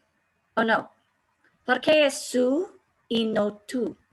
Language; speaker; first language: Spanish; non-native, learner; English